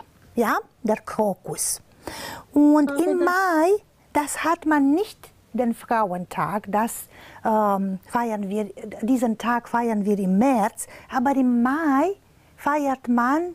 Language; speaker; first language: German; non-native, fluent; Romanian